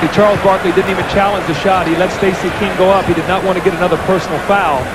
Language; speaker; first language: English; native; English